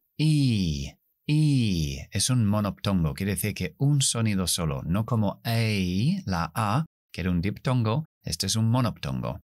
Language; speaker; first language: Spanish; non-native, fluent; English